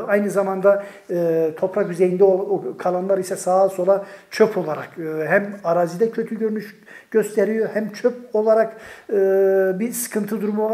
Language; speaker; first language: Turkish; native; Turkish